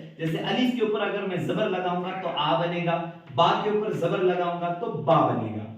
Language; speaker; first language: Urdu; native; Urdu